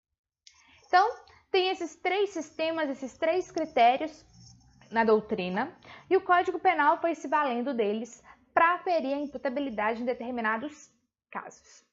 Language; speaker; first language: Portuguese; native; Portuguese